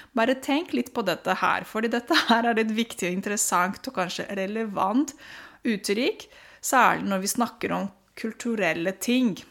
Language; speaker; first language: Norwegian; non-native, fluent; Romanian